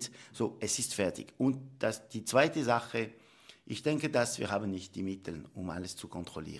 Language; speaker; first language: German; non-native, local second language; French